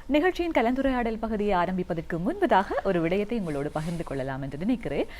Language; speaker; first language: Tamil; native; Tamil